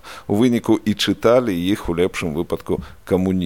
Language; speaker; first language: Belarusian; native; Belarusian